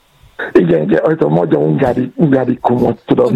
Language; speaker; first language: Hungarian; non-native, learner; Yoruba